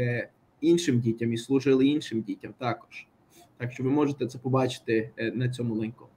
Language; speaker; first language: Ukrainian; early bilingual, heritage; Ukrainian